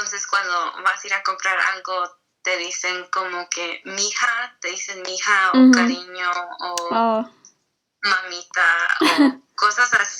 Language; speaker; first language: Spanish; early bilingual, heritage; Spanish